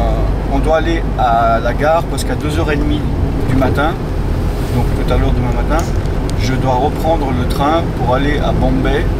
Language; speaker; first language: French; native; French